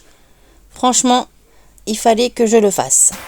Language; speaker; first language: French; native; French